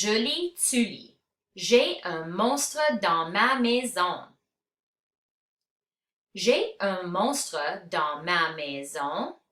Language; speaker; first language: French; non-native, fluent; English